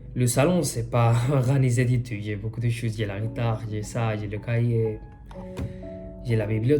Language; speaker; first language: French; non-native, fluent; Spanish